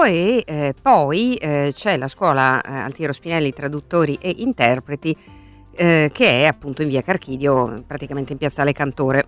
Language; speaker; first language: Italian; native; Italian